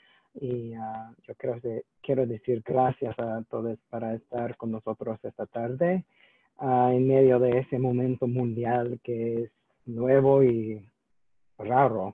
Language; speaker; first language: Spanish; non-native, learner; English